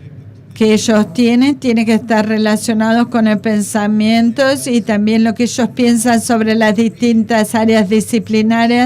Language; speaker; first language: Spanish; non-native, fluent; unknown